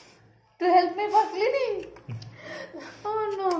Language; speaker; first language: English; non-native, learner; Thai